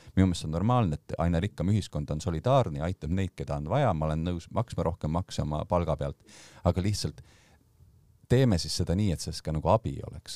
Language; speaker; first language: Estonian; native; Estonian